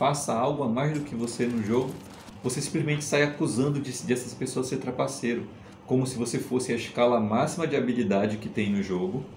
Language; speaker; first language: Portuguese; native; Portuguese